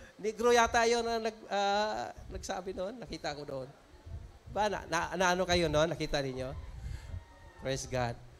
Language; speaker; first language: Filipino; non-native, local second language; Cebuano